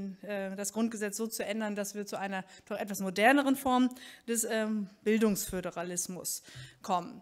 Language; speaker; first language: German; native; German